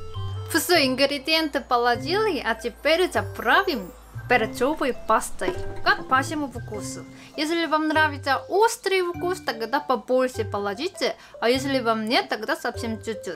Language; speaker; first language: Russian; non-native, fluent; Korean